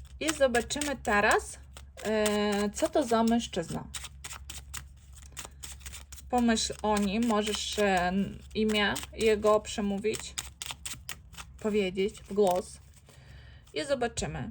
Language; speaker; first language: Polish; non-native, fluent; Ukrainian